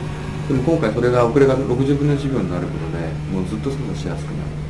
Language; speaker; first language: Japanese; native; Japanese